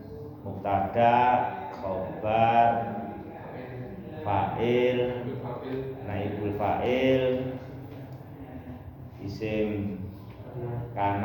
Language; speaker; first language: Arabic; non-native, fluent; Indonesian